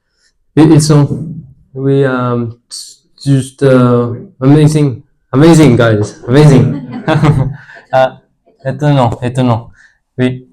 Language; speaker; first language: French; non-native, fluent; English